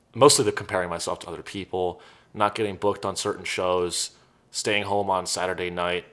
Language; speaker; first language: English; native; English